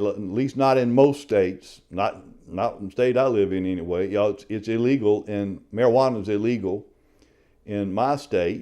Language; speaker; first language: English; native; English